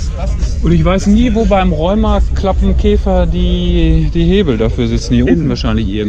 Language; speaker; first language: German; native; German